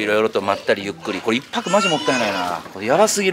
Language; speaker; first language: Japanese; native; Japanese